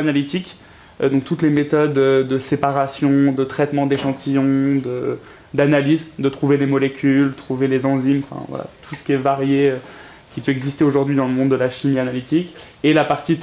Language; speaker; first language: French; native; French